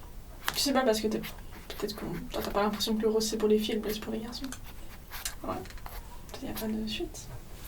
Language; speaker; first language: French; native; French